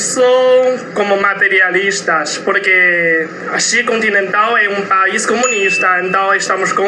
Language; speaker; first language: Portuguese; non-native, learner; Chinese